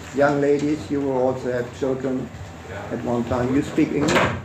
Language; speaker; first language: English; non-native, fluent; German